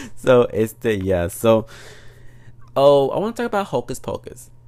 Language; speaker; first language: English; early bilingual, other home language; Spanish